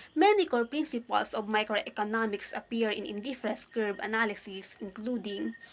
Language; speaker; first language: English; non-native, local second language; Filipino